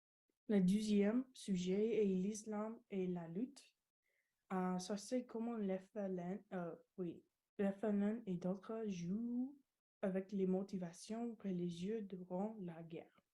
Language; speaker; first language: French; non-native, learner; English